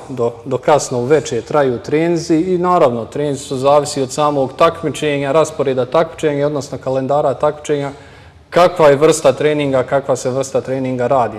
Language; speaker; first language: Serbian; native; Serbian